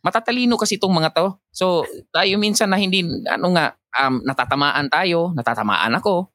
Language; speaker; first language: Filipino; non-native, local second language; Cebuano